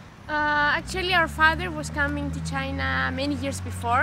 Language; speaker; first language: English; non-native, fluent; Greek